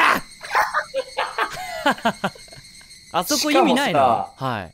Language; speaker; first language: Japanese; native; Japanese